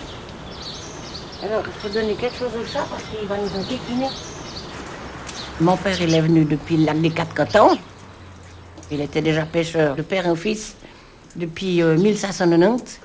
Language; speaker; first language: French; native; French